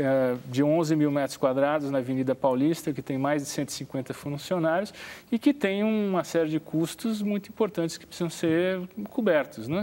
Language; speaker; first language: Portuguese; native; Portuguese